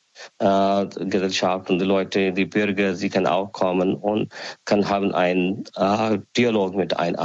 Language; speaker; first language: German; non-native, learner; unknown